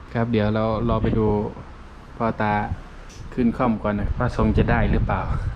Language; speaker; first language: Thai; native; Thai